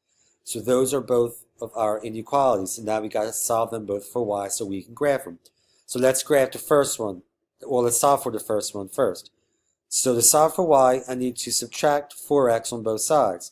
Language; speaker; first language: English; native; English